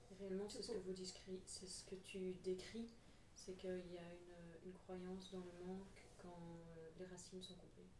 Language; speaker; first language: French; native; French